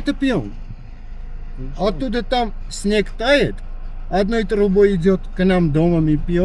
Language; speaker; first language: Russian; non-native, fluent; Armenian